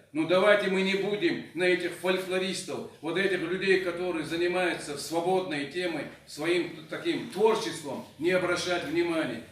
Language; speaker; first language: Russian; non-native, local second language; Chechen